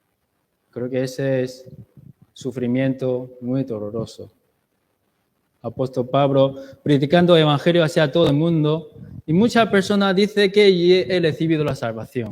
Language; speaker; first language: Spanish; non-native, learner; Chinese